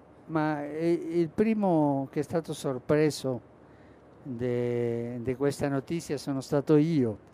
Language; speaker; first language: Italian; non-native, fluent; Spanish